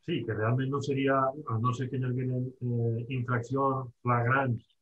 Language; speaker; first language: Spanish; non-native, local second language; Catalan